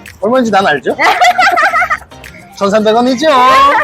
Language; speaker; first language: Korean; native; Korean